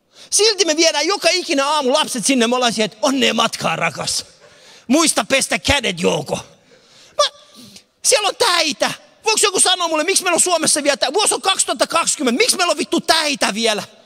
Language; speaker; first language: Finnish; non-native, fluent; Persian